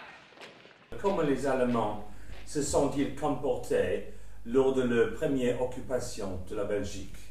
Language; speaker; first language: French; non-native, learner; English